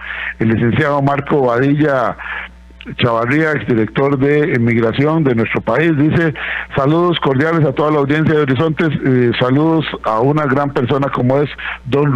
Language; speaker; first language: Spanish; native; Spanish